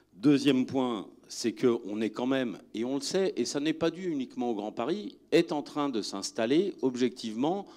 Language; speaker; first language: French; native; French